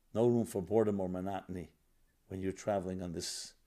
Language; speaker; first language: English; native; English